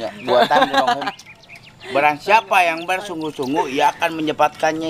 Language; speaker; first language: Indonesian; non-native, local second language; Sundanese